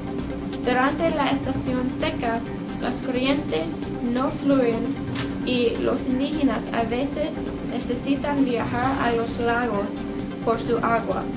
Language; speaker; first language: Spanish; non-native, learner; English